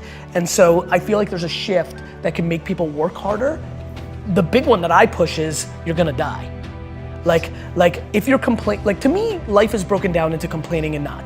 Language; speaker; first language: English; early bilingual, other home language; Russian